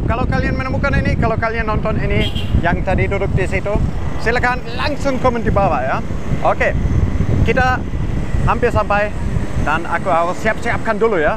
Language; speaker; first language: Indonesian; non-native, fluent; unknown